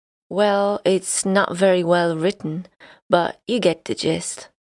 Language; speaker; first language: English; non-native, fluent; Polish